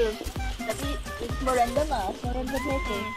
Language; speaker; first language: Malay; native; Malay